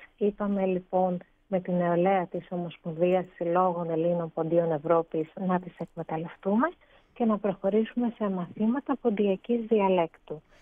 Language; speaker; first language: Greek; early bilingual, other home language; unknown